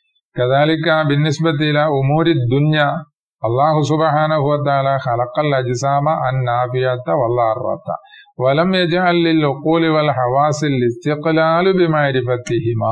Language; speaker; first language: Arabic; non-native, fluent; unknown